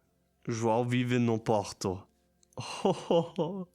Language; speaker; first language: Portuguese; non-native, learner; German